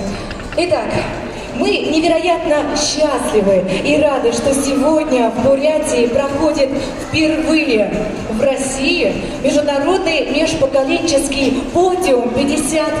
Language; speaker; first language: Russian; native; Russian